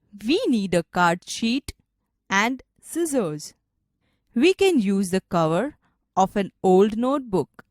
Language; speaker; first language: English; non-native, local second language; Gujarati